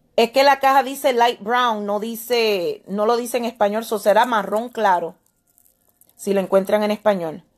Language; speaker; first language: Spanish; native; Spanish